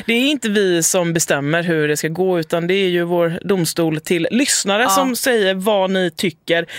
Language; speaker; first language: Swedish; native; Swedish